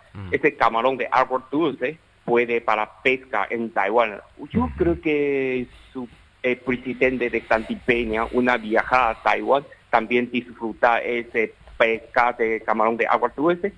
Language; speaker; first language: Spanish; non-native, learner; Chinese